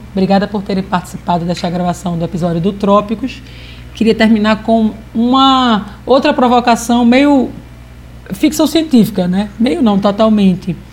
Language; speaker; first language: Portuguese; native; Portuguese